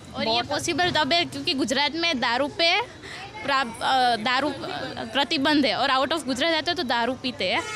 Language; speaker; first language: Hindi; non-native, local second language; Gujarati